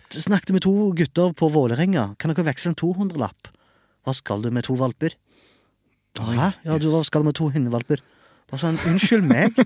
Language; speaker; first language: Norwegian; early bilingual, other home language; Arabic